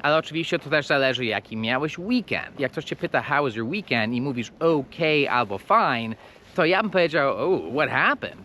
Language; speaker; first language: Polish; non-native, fluent; English